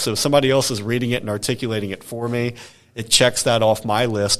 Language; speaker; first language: English; native; English